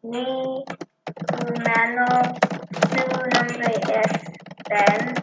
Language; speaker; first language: Spanish; non-native, learner; English